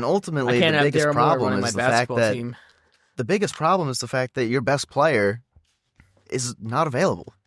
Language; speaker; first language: English; native; English